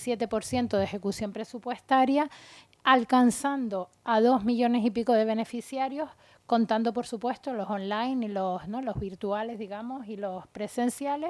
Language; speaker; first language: Spanish; native; Spanish